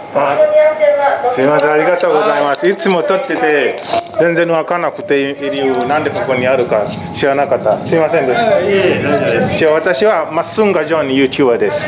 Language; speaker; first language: Japanese; non-native, learner; Swahili